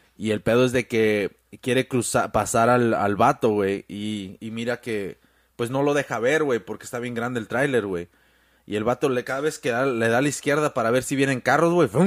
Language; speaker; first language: Spanish; early bilingual, heritage; Spanish